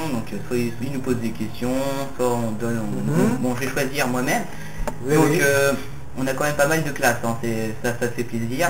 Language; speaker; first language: French; native; French